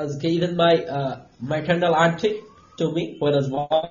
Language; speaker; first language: English; non-native, local second language; Bangla